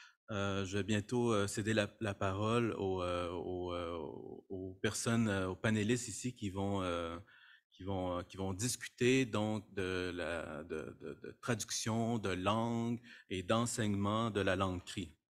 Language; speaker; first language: French; native; French